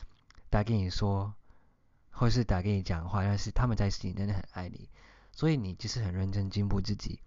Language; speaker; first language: Chinese; early bilingual, heritage; Chinese